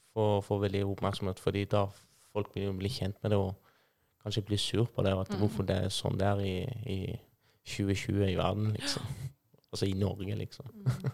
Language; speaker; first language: Norwegian; non-native, fluent; Persian